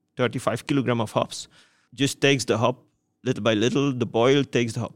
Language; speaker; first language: English; non-native, fluent; Dutch